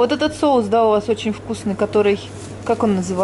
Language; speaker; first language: Russian; native; Russian